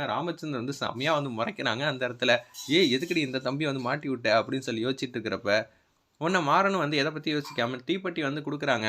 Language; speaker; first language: Tamil; native; Tamil